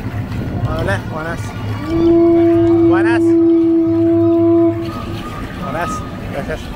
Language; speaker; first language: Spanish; non-native, learner; Turkish